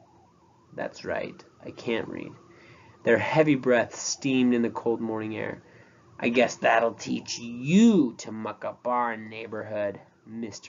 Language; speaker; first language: English; native; English